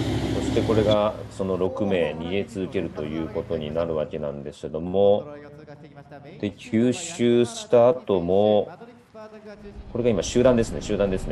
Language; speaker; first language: Japanese; native; Japanese